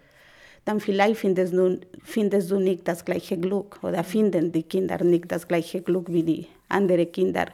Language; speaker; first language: German; non-native, learner; Spanish